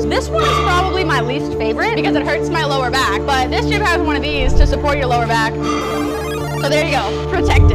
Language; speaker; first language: English; native; English